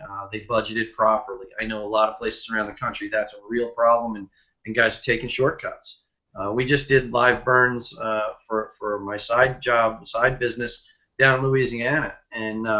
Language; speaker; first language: English; native; English